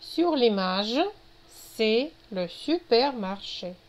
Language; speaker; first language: French; non-native, fluent; Russian